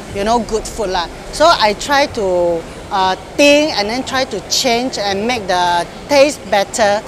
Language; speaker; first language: English; non-native, local second language; Min Nan Chinese